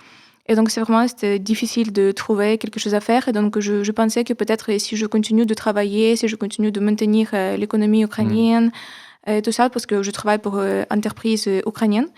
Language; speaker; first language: French; non-native, fluent; Ukrainian